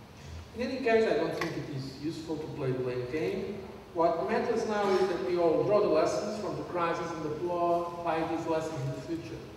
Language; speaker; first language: English; non-native, fluent; Portuguese